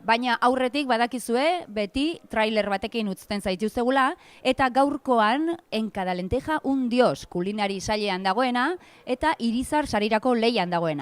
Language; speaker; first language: Basque; native; Basque